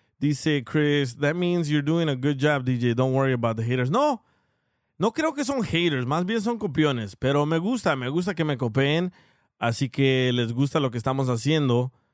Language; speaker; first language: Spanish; early bilingual, heritage; Spanish